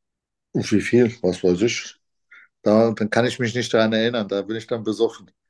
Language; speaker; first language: German; non-native, fluent; Turkish